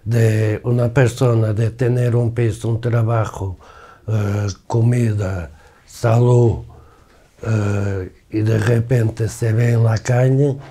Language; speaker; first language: Spanish; non-native, fluent; Portuguese